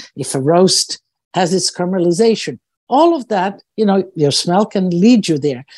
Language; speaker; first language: English; early bilingual, other home language; Croatian